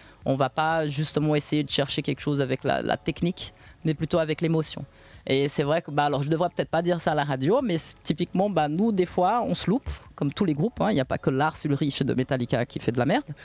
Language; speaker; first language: French; native; French